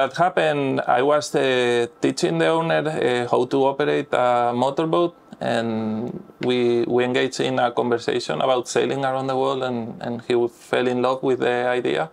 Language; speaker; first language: English; non-native, fluent; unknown